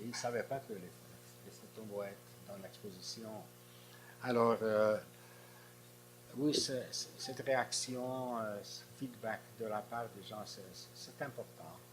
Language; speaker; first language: French; non-native, fluent; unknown